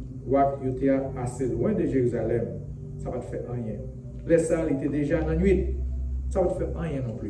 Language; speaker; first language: French; non-native, local second language; Haitian Creole